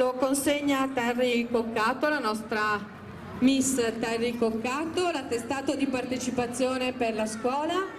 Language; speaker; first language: Italian; native; Italian